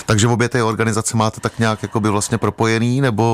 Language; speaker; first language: Czech; native; Czech